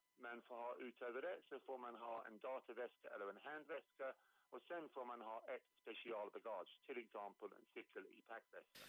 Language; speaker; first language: Swedish; non-native, fluent; English